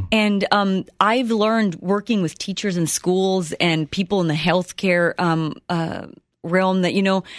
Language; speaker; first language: English; early bilingual, other home language; Spanish